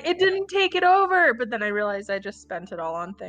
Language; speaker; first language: English; native; English